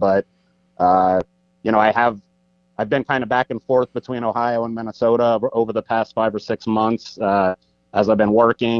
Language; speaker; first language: English; native; English